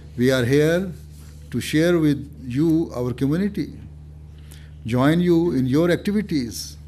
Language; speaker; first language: English; non-native, local second language; Urdu